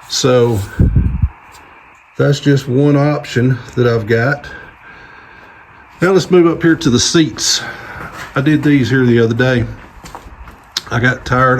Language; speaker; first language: English; native; English